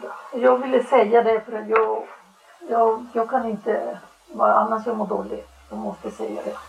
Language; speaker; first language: Swedish; non-native, learner; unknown